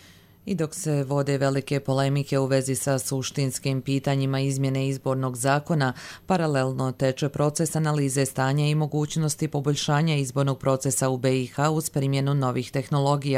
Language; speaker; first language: Serbian; native; Serbian